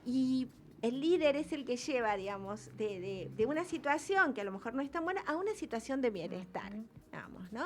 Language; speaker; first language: Spanish; native; Spanish